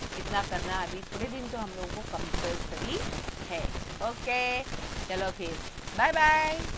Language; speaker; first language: Hindi; non-native, local second language; Marathi